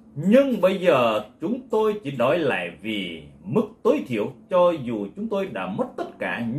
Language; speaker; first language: Vietnamese; non-native, local second language; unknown